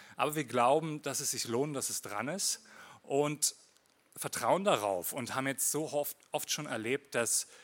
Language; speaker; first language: German; native; German